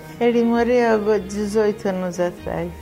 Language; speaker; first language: Portuguese; non-native, fluent; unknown